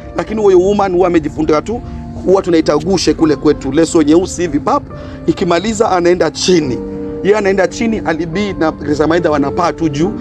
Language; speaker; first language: Swahili; non-native, local second language; Giryama